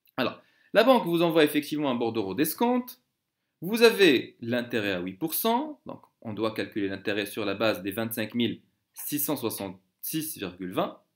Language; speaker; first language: French; non-native, local second language; Arabic